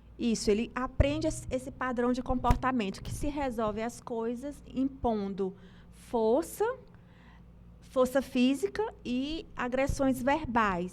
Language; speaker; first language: Portuguese; native; Portuguese